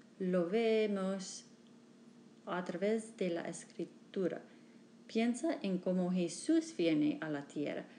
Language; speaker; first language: Spanish; non-native, learner; English